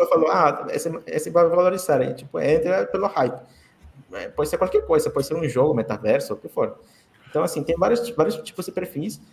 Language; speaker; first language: Portuguese; non-native, fluent; Spanish